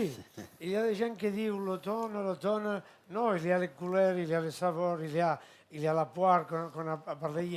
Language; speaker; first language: French; non-native, fluent; Catalan